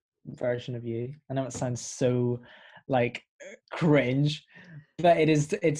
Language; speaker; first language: English; native; English